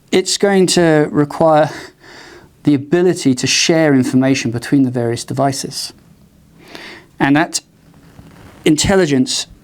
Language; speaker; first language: English; native; English